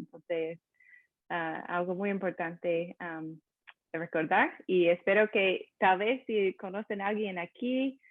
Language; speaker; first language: Spanish; non-native, fluent; English